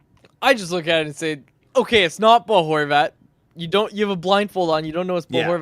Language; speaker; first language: English; native; English